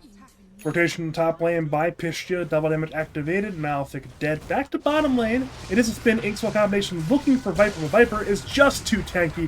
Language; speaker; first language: English; native; English